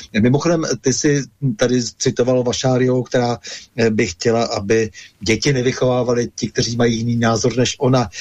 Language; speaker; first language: Czech; native; Czech